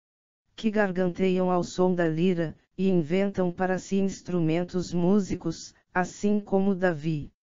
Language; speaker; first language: Portuguese; native; Portuguese